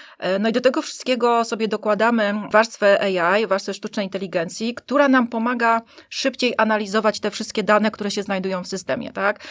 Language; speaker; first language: Polish; native; Polish